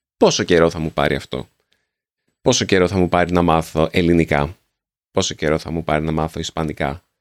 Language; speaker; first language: Greek; native; Greek